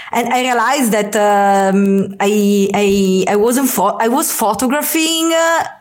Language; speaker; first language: English; non-native, fluent; Italian